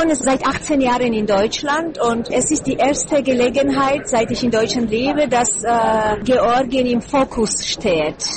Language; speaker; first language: German; non-native, fluent; Georgian